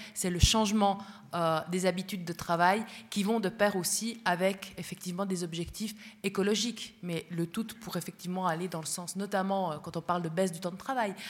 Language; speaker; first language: French; early bilingual, other home language; Spanish